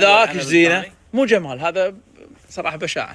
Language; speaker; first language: Arabic; native; Arabic